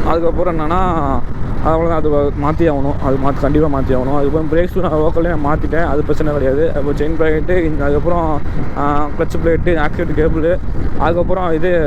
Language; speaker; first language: Tamil; native; Tamil